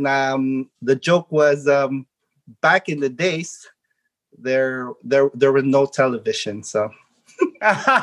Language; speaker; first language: English; non-native, local second language; Filipino